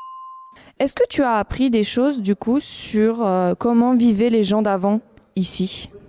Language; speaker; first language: French; native; French